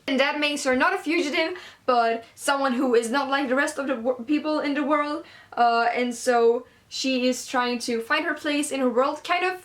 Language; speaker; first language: English; non-native, fluent; Swedish